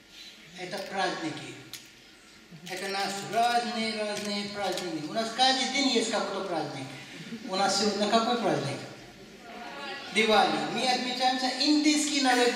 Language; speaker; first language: Russian; non-native, learner; Hindi